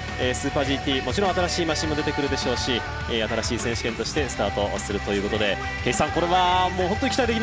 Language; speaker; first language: Japanese; native; Japanese